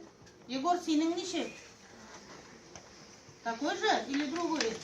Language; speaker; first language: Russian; non-native, local second language; Tatar